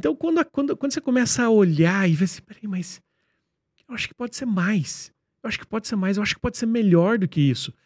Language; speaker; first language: Portuguese; native; Portuguese